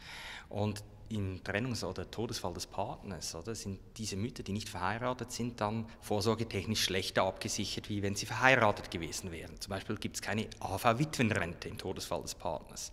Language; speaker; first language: German; native; German